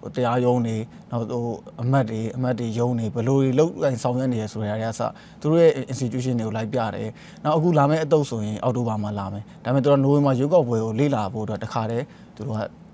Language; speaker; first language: Burmese; native; Burmese